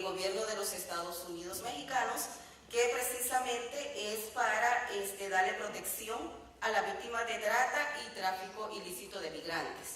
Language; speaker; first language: Spanish; native; Spanish